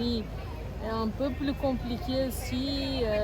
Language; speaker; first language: French; non-native, fluent; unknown